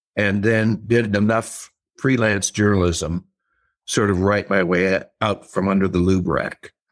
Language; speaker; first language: English; native; English